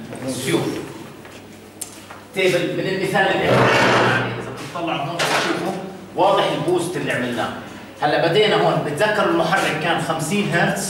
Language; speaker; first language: Arabic; native; Arabic